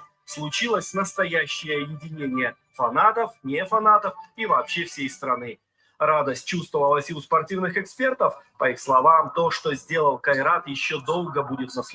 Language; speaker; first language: Russian; native; Russian